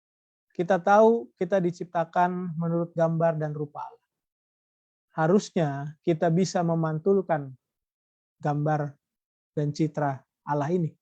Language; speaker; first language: Indonesian; native; Indonesian